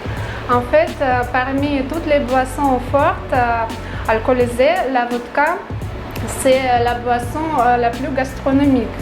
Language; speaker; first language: French; non-native, fluent; Russian